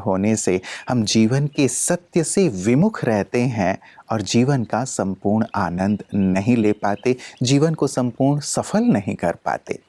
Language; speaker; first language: Hindi; native; Hindi